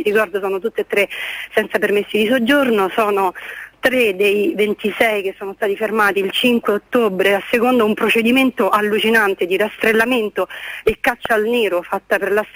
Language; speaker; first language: Italian; native; Italian